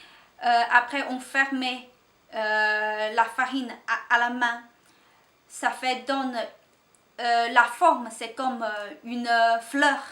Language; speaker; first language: French; non-native, learner; Chinese